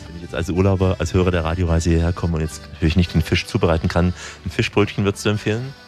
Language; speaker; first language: German; native; German